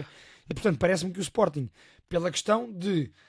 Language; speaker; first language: Portuguese; native; Portuguese